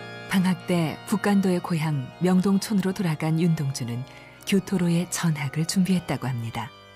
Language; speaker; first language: Korean; non-native, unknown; Japanese